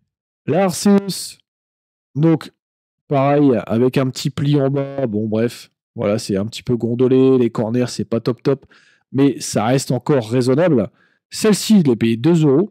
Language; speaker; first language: French; native; French